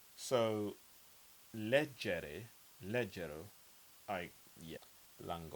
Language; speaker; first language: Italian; non-native, learner; English